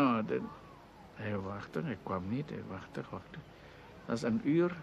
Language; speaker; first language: Dutch; non-native, local second language; Indonesian